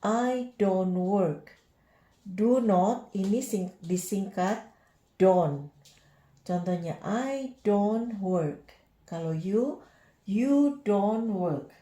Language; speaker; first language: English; non-native, fluent; Indonesian